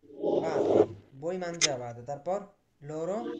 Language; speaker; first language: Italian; non-native, fluent; Bangla